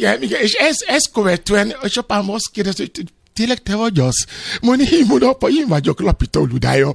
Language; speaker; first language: Hungarian; non-native, fluent; Yoruba